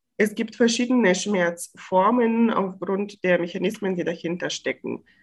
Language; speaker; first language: German; non-native, fluent; Bulgarian